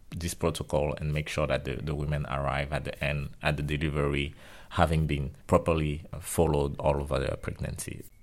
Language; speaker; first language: English; non-native, local second language; French